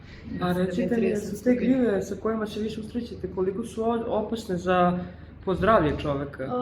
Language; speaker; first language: Bosnian; native; Bosnian